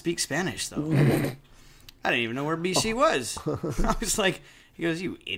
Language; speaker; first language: English; native; English